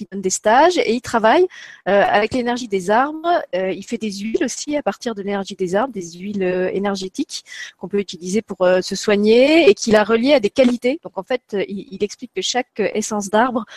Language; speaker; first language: French; native; French